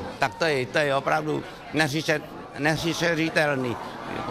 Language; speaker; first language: Czech; non-native, fluent; Vietnamese